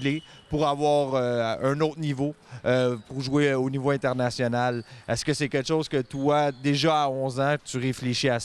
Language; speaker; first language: French; native; French